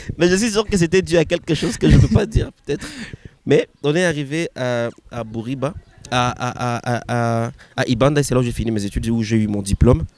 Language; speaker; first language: French; non-native, local second language; Swahili